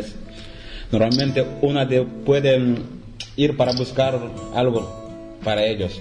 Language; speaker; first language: Spanish; non-native, learner; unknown